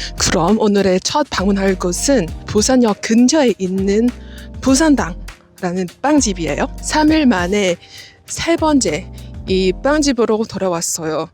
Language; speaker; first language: Korean; non-native, fluent; Vietnamese